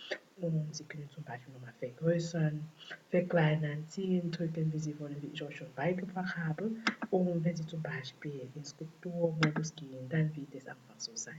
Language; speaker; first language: German; non-native, fluent; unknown